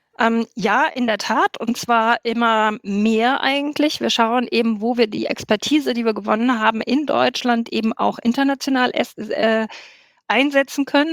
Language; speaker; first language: German; native; German